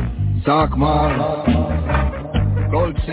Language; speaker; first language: German; non-native, learner; Dutch